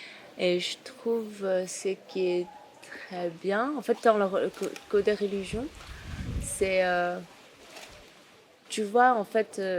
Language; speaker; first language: French; non-native, fluent; Chinese